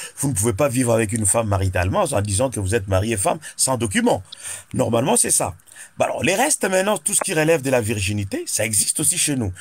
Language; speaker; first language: French; non-native, local second language; Lingala